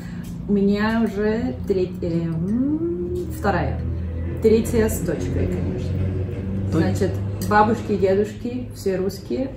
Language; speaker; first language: Russian; early bilingual, heritage; Russian